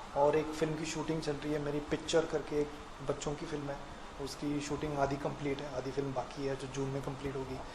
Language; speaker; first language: Hindi; non-native, local second language; Kannada